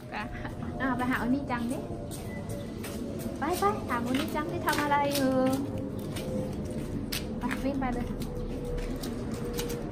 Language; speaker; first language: Japanese; non-native, fluent; Thai